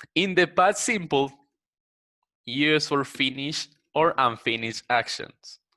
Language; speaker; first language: English; non-native, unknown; Spanish